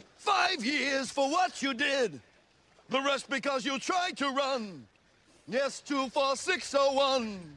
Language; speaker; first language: English; native; English